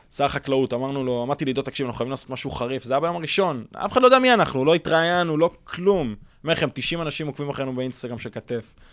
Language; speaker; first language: Hebrew; early bilingual, other home language; English